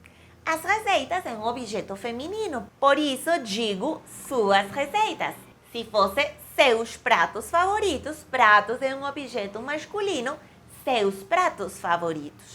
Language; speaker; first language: Portuguese; non-native, fluent; Spanish